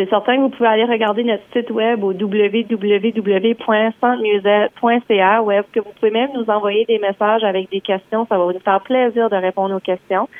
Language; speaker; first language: French; native; French